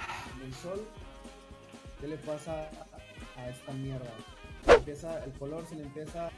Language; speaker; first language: Spanish; native; Spanish